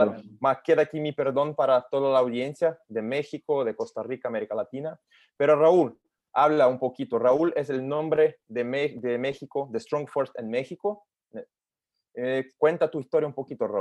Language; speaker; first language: Spanish; non-native, learner; Portuguese